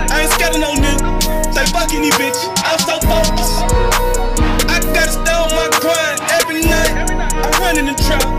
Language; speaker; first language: English; native; English